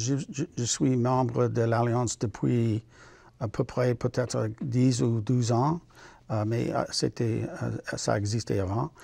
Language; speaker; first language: French; non-native, learner; English